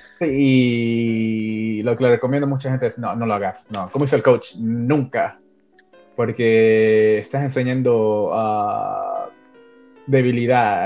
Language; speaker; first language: Spanish; early bilingual, heritage; Spanish